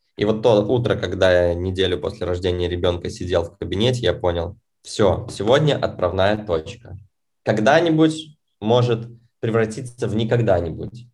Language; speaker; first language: Russian; native; Russian